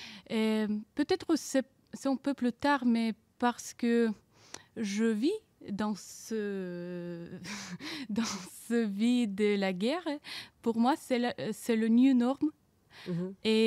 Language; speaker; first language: French; non-native, learner; Ukrainian